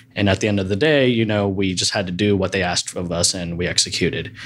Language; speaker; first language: English; native; English